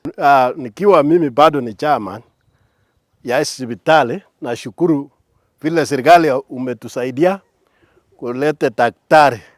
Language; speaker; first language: Swahili; non-native, local second language; Kalenjin